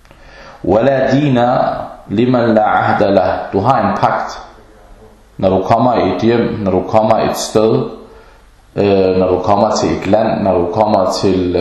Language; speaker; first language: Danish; early bilingual, other home language; Arabic